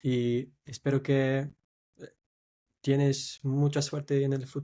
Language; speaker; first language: Spanish; non-native, fluent; English